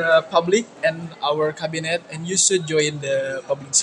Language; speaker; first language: English; non-native, learner; Indonesian